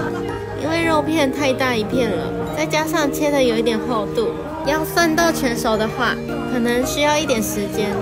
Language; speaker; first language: Chinese; native; Chinese